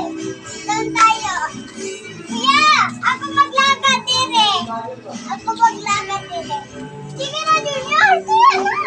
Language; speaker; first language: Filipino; non-native, local second language; Cebuano